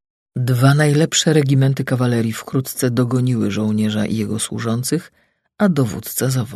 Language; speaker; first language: Polish; native; Polish